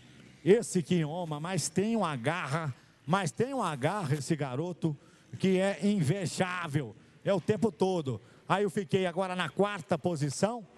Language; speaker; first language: Portuguese; native; Portuguese